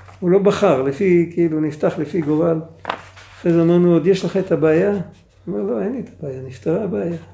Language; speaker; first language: Hebrew; non-native, fluent; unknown